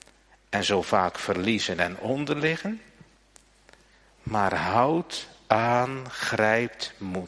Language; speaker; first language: Dutch; native; Dutch